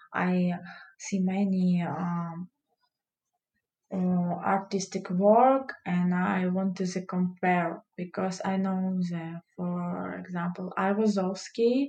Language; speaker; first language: English; non-native, learner; Russian